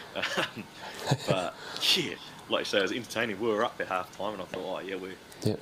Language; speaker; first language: English; native; English